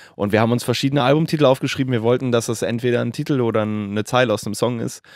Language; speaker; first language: German; native; German